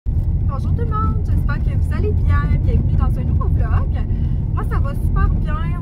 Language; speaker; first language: French; native; French